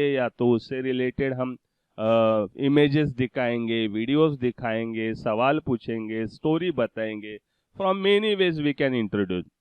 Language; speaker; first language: Hindi; non-native, local second language; Marathi